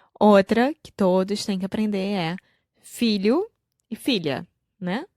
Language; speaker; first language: Portuguese; native; Portuguese